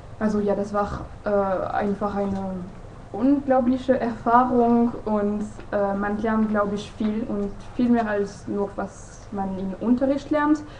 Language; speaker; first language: German; non-native, fluent; French